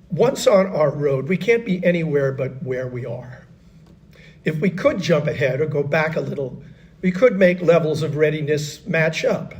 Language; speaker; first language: English; native; English